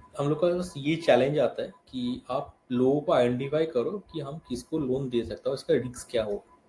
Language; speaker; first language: Hindi; non-native, local second language; Bangla